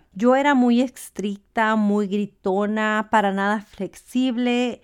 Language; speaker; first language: Spanish; early bilingual, heritage; Spanish